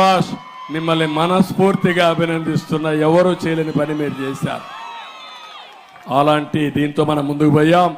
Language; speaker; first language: Telugu; native; Telugu